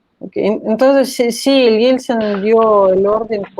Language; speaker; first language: Spanish; non-native, fluent; Russian